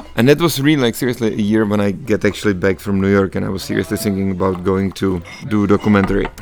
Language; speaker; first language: English; non-native, fluent; Czech